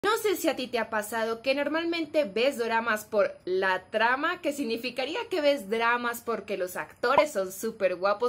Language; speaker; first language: Spanish; native; Spanish